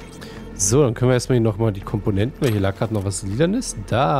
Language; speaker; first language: German; native; German